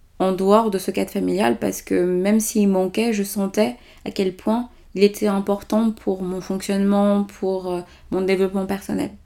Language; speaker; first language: French; early bilingual, other home language; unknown